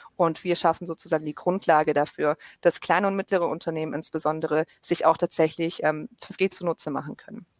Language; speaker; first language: German; native; German